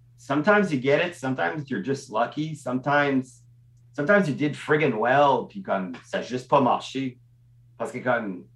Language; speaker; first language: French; non-native, local second language; English